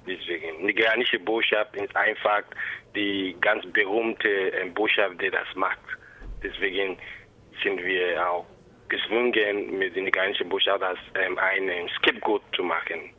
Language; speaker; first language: German; non-native, fluent; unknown